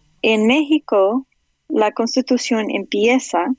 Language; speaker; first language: Spanish; non-native, fluent; English